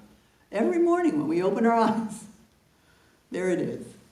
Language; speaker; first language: English; native; English